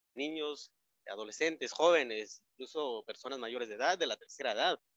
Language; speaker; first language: Spanish; native; Spanish